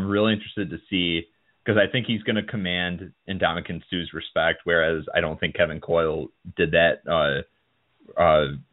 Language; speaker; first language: English; native; English